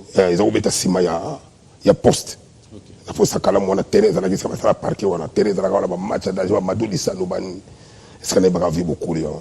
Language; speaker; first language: Lingala; native; Lingala